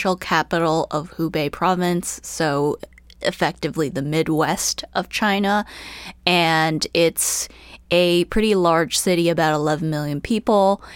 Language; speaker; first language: English; early bilingual, other home language; Chinese